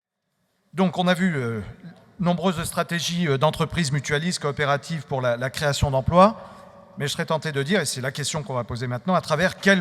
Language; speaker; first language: French; native; French